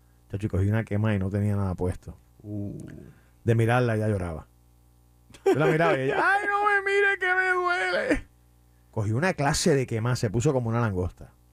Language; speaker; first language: Spanish; native; Spanish